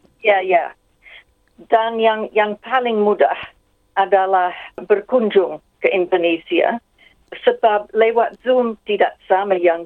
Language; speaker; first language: Indonesian; non-native, fluent; English